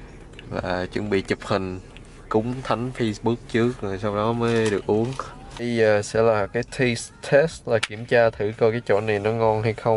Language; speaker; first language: Vietnamese; early bilingual, other home language; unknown